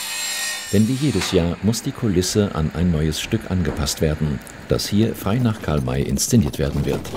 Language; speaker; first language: German; native; German